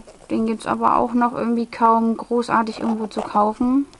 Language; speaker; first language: German; native; German